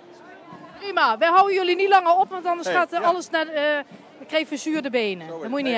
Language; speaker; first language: Dutch; native; Dutch